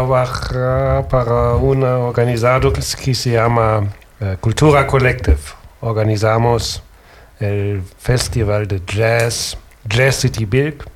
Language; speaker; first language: Spanish; non-native, learner; German